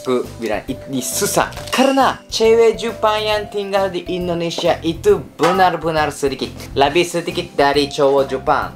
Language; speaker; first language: Indonesian; non-native, learner; Japanese